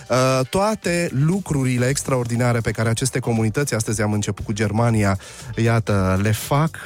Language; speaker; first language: Romanian; native; Romanian